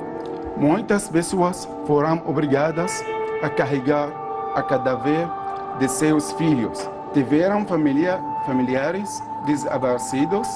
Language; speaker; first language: Portuguese; non-native, fluent; Arabic